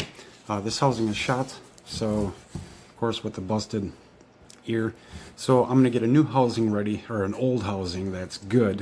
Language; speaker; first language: English; native; English